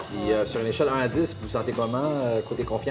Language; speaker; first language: French; native; French